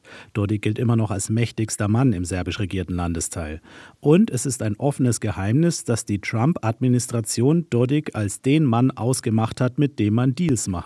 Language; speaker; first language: German; native; German